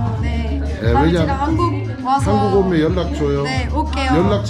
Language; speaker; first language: Korean; non-native, fluent; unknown